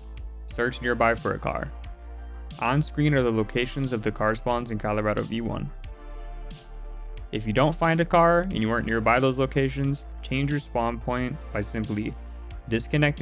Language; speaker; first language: English; native; English